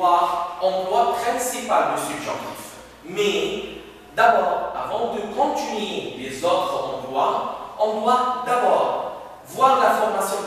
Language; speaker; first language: French; non-native, fluent; Arabic